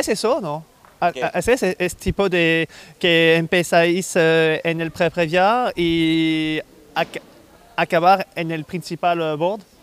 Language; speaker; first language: Spanish; non-native, learner; French